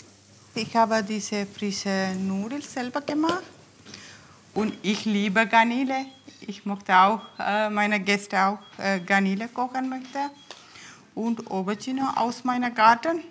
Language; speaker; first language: German; non-native, learner; Tamil